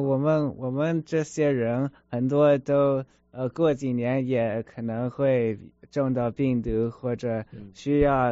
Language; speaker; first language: Chinese; early bilingual, heritage; Chinese